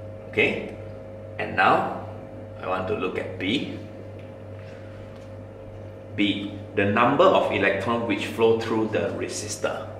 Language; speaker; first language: English; non-native, local second language; Chinese